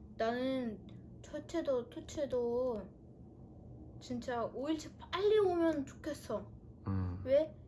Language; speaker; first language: Korean; non-native, fluent; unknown